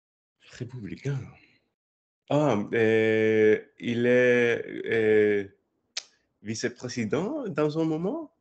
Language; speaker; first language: French; non-native, learner; English